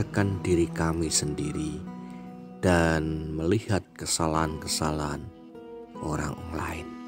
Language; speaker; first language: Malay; non-native, local second language; Javanese